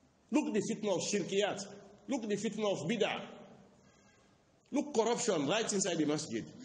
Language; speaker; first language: English; non-native, local second language; Krio